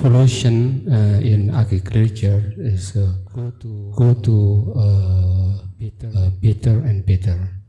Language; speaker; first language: English; non-native, learner; Indonesian